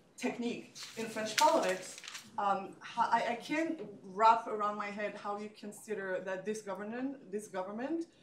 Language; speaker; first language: English; non-native, fluent; French